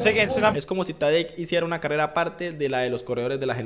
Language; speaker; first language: Spanish; native; Spanish